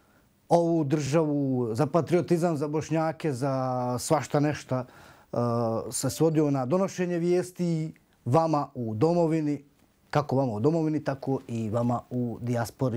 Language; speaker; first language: Croatian; native; Croatian